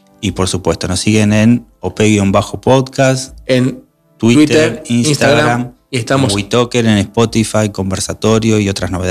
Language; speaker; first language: Spanish; native; Spanish